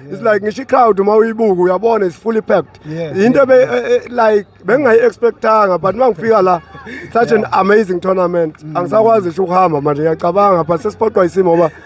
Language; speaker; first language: Zulu; native; Zulu